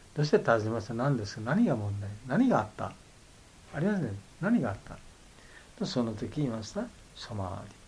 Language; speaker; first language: Japanese; non-native, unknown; Bangla